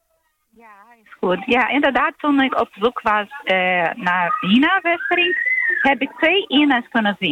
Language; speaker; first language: Dutch; non-native, learner; Portuguese